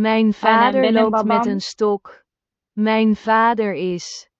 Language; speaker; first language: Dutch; non-native, fluent; Turkish